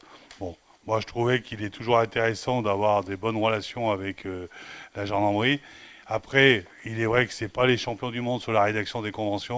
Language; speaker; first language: French; native; French